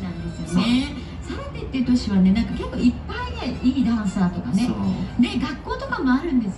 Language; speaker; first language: Japanese; native; Japanese